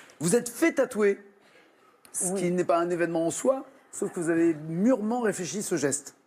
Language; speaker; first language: French; native; French